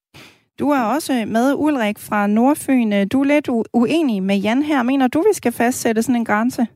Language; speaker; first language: Danish; native; Danish